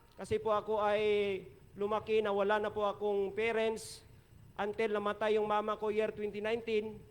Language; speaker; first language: Filipino; non-native, local second language; Hiligaynon